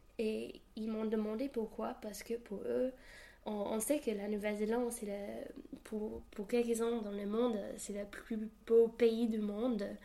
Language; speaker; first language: French; non-native, fluent; English